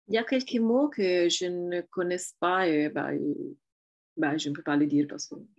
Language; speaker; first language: French; non-native, fluent; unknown